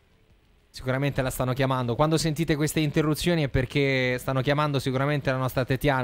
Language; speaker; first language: Italian; native; Italian